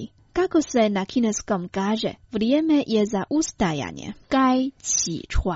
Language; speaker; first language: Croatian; non-native, fluent; Chinese